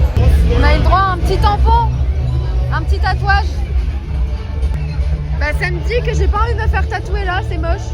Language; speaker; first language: French; native; French